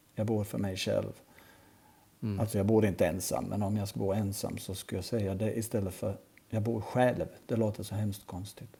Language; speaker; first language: Swedish; native; Swedish